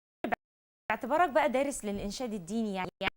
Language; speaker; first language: Arabic; native; Arabic